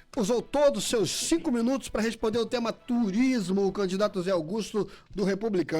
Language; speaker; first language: Portuguese; native; Portuguese